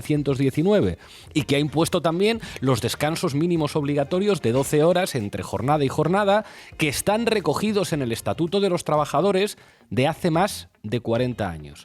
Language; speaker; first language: Spanish; native; Spanish